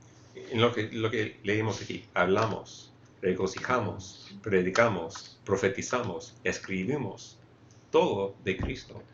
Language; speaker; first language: Spanish; non-native, fluent; English